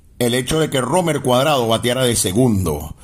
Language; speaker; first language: Spanish; native; Spanish